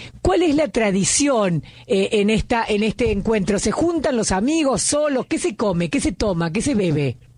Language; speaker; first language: Spanish; native; Spanish